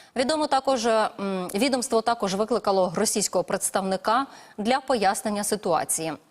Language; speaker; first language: Ukrainian; native; Ukrainian